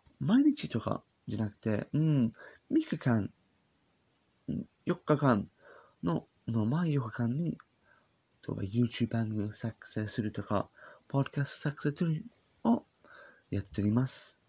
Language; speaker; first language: Japanese; non-native, learner; English